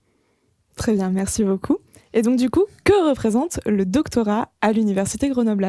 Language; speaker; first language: French; native; French